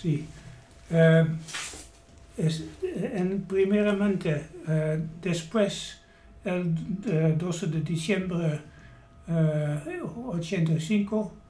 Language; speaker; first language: Spanish; non-native, learner; Dutch